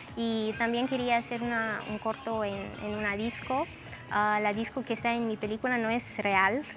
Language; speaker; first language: Spanish; non-native, fluent; Romanian